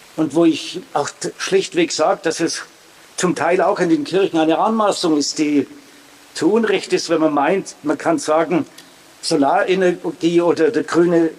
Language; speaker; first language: German; native; German